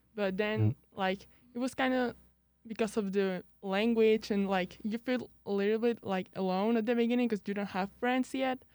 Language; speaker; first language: English; non-native, fluent; Spanish